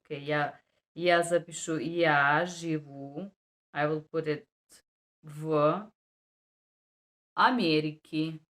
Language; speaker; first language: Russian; non-native, fluent; Bulgarian